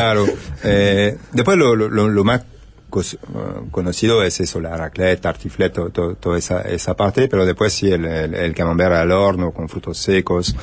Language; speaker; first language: Spanish; non-native, fluent; French